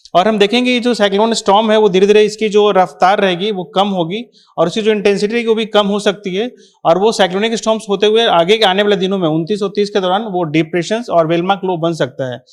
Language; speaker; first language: Hindi; non-native, local second language; Marathi